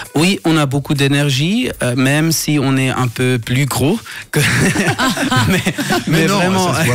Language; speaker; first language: French; non-native, local second language; German